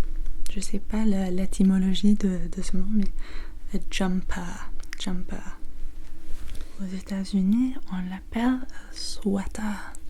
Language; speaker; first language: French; non-native, learner; English